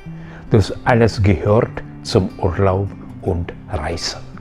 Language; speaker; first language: German; non-native, fluent; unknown